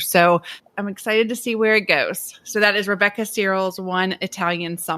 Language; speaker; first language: English; native; English